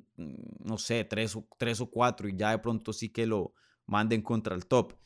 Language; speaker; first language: Spanish; native; Spanish